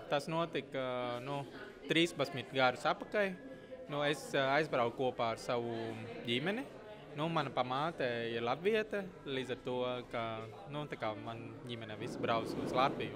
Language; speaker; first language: Latvian; early bilingual, other home language; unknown